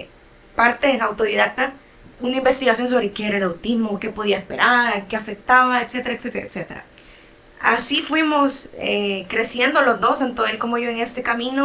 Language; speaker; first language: Spanish; native; Spanish